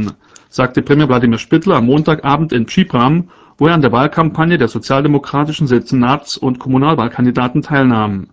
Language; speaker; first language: German; native; German